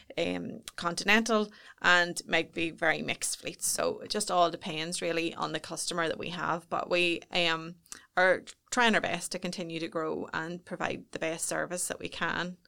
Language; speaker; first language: English; native; English